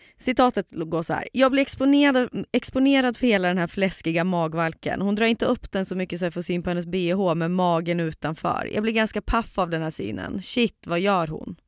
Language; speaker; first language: Swedish; native; Swedish